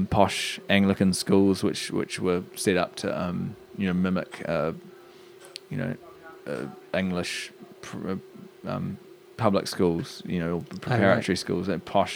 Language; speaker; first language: English; native; English